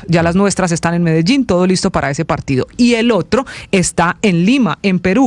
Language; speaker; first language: Spanish; native; Spanish